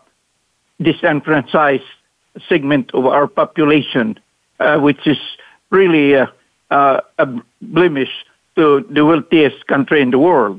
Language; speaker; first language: English; non-native, local second language; Cebuano